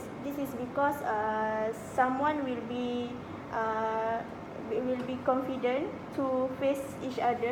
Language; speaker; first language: English; non-native, local second language; Malay